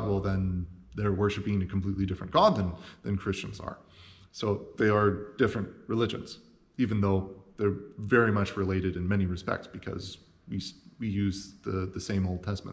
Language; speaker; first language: English; native; English